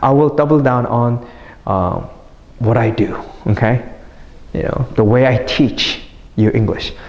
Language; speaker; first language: English; non-native, fluent; Korean